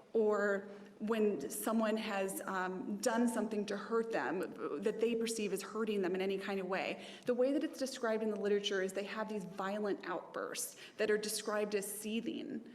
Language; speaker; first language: English; native; English